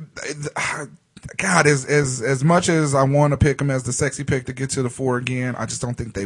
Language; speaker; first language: English; native; English